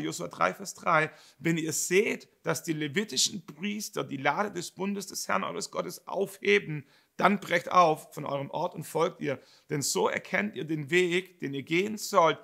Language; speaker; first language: German; native; German